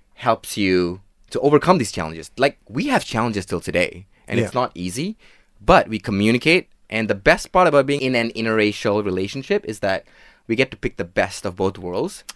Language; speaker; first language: English; non-native, local second language; Tamil